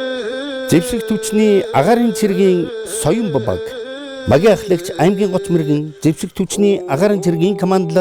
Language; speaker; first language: Mongolian; native; Mongolian